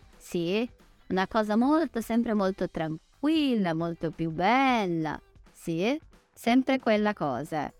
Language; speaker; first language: Italian; non-native, fluent; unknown